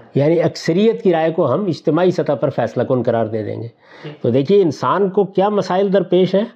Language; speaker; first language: Urdu; non-native, local second language; Punjabi